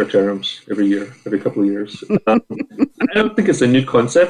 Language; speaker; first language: English; native; English